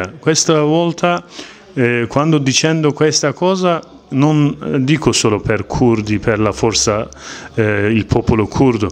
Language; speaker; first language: Italian; non-native, learner; Kurdish